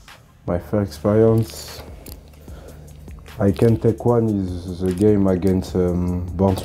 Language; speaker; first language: English; non-native, learner; French